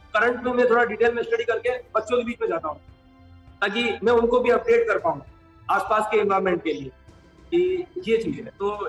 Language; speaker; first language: Hindi; native; Hindi